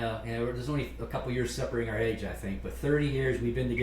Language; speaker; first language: English; native; English